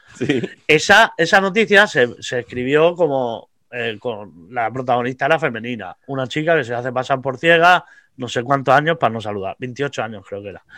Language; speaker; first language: Spanish; native; Spanish